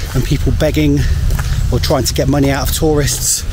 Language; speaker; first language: English; native; English